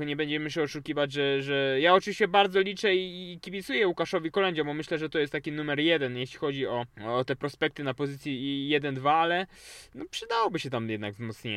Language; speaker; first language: Polish; native; Polish